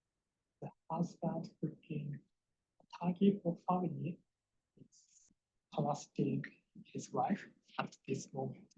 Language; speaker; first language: English; non-native, fluent; Japanese